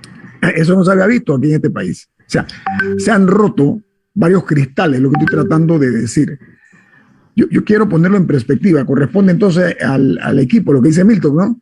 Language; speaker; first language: Spanish; native; Spanish